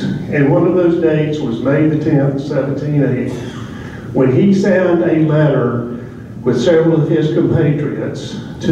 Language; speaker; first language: English; native; English